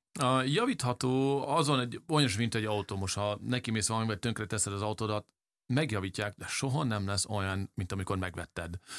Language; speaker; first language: Hungarian; early bilingual, heritage; English